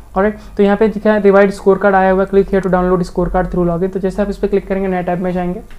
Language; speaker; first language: Hindi; native; Hindi